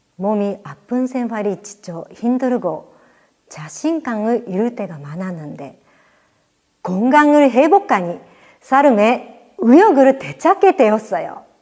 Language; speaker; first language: Korean; non-native, fluent; Japanese